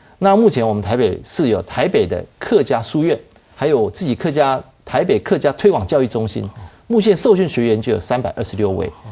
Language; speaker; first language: Chinese; native; Chinese